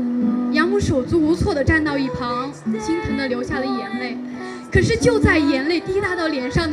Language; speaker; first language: Chinese; native; Chinese